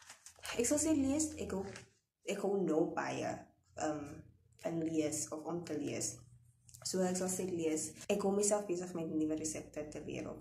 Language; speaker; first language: Afrikaans; non-native, local second language; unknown